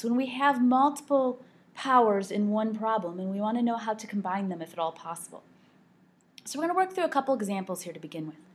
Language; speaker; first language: English; native; English